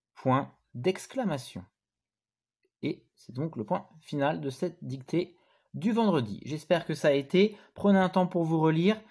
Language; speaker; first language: French; native; French